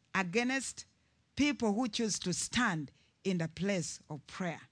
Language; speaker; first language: English; non-native, local second language; Ganda